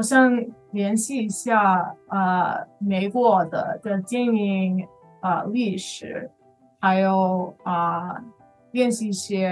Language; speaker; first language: Chinese; non-native, learner; English